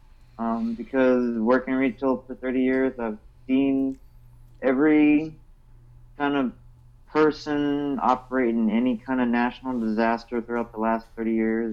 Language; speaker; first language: English; native; English